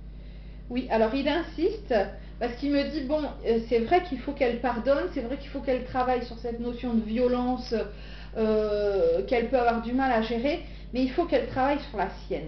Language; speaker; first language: French; native; French